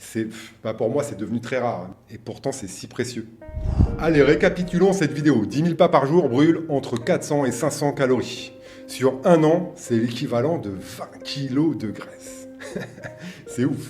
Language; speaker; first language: French; native; French